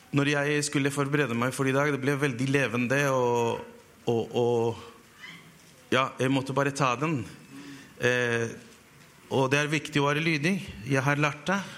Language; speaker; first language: Norwegian; non-native, fluent; Spanish